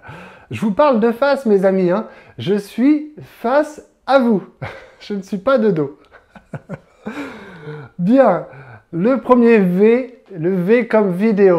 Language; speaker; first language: French; native; French